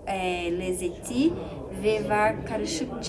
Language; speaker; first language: Turkish; non-native, learner; Portuguese